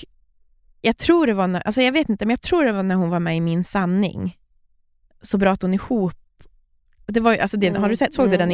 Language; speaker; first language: Swedish; native; Swedish